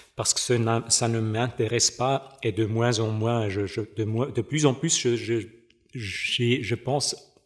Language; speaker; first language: French; non-native, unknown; German